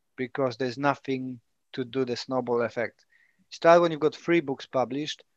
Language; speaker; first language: English; non-native, fluent; Polish